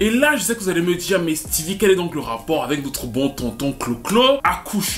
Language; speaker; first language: French; native; French